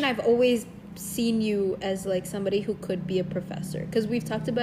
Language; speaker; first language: English; non-native, fluent; Indonesian